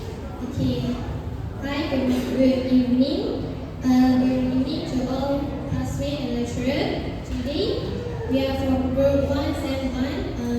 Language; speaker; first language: English; non-native, learner; Malay